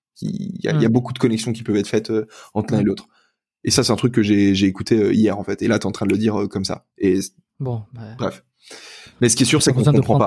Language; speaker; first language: French; native; French